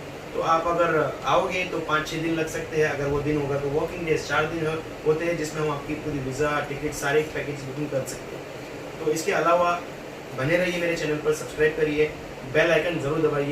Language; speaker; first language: Hindi; native; Hindi